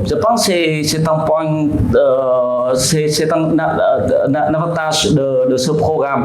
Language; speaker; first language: French; non-native, fluent; Vietnamese